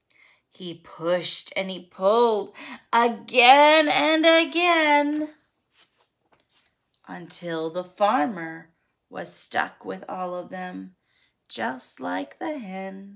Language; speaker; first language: English; native; English